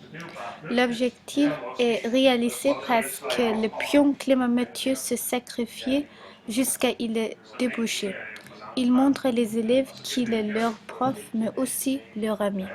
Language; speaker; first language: French; non-native, learner; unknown